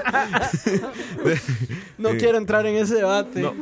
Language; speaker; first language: Spanish; native; Spanish